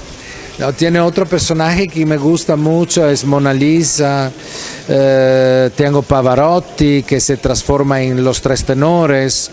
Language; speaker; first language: Spanish; non-native, fluent; Italian